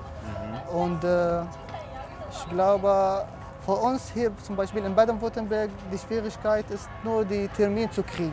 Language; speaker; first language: German; non-native, fluent; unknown